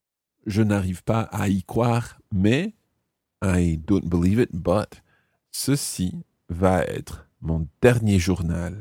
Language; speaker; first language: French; non-native, fluent; English